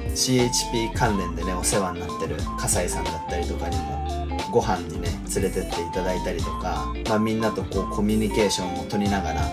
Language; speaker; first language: Japanese; native; Japanese